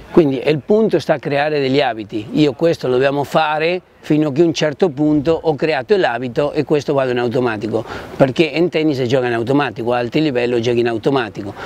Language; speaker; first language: Italian; non-native, fluent; Spanish